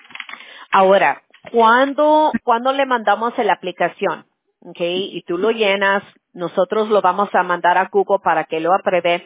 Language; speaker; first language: Spanish; early bilingual, heritage; Spanish